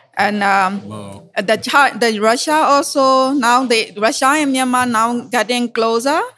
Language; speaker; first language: English; non-native, learner; Burmese